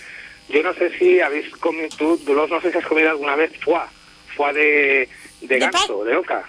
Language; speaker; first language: Spanish; native; Spanish